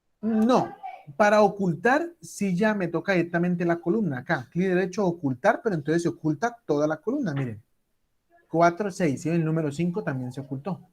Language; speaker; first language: Spanish; native; Spanish